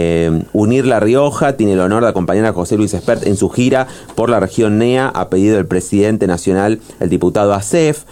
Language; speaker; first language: Spanish; native; Spanish